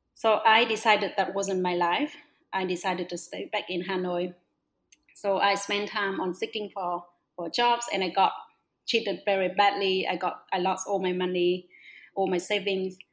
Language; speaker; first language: English; non-native, fluent; Vietnamese